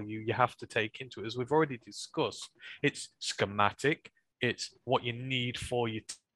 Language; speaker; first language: English; native; English